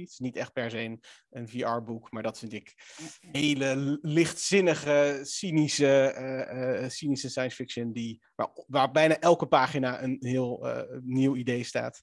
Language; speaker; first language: Dutch; native; Dutch